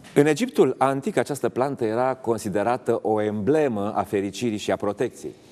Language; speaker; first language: Romanian; native; Romanian